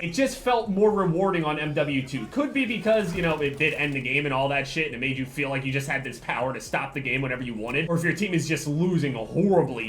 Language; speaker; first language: English; native; English